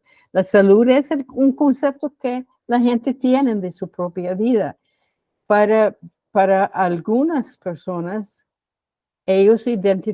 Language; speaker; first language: Spanish; non-native, fluent; English